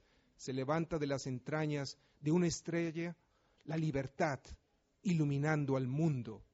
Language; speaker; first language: Spanish; native; Spanish